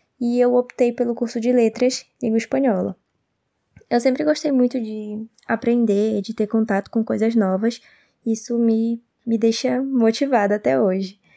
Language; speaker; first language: Portuguese; native; Portuguese